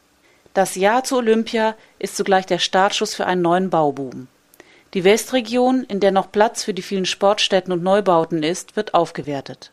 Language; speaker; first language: German; native; German